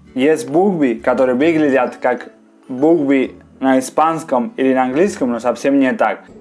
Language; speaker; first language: Russian; non-native, learner; Spanish